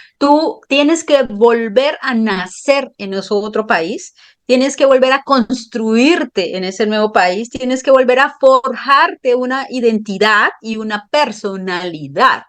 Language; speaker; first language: Spanish; native; Spanish